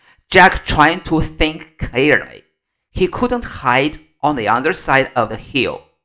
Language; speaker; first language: English; non-native, fluent; Chinese